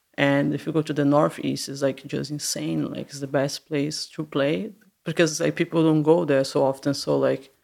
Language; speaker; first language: English; non-native, learner; Portuguese